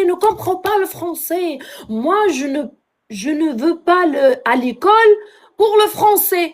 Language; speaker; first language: French; non-native, learner; Arabic